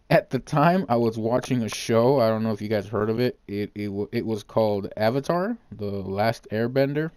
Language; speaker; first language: English; native; English